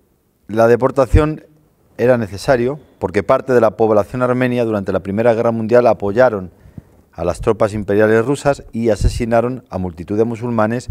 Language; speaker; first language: Spanish; native; Spanish